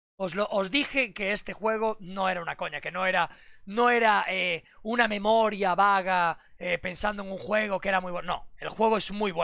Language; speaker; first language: Spanish; native; Spanish